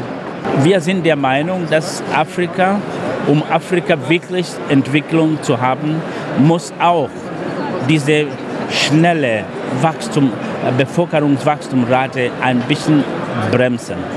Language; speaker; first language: German; non-native, fluent; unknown